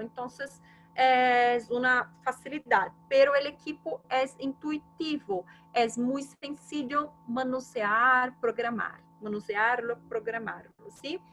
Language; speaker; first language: Spanish; non-native, fluent; Portuguese